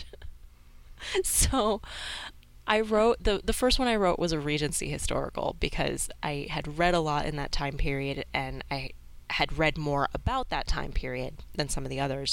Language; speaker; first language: English; native; English